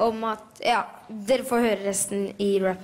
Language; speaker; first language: Norwegian; early bilingual, other home language; Persian